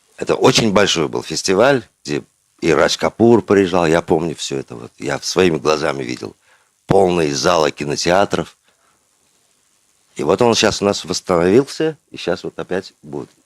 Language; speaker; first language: Russian; non-native, local second language; Uzbek